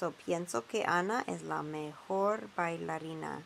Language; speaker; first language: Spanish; non-native, fluent; English